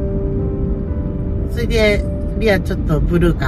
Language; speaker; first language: Japanese; native; Japanese